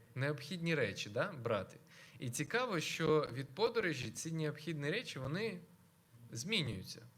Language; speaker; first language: Ukrainian; non-native, local second language; Russian